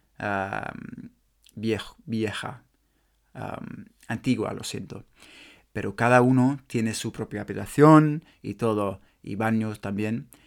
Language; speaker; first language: Spanish; non-native, learner; English